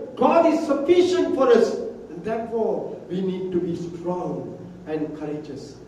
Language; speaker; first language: English; non-native, local second language; Tamil